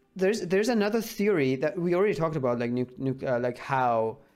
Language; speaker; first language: English; non-native, fluent; Persian